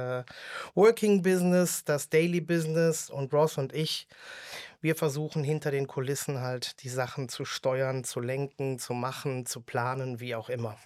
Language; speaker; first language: German; native; German